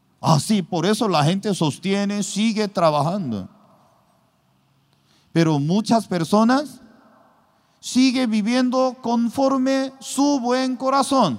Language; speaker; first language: Spanish; non-native, learner; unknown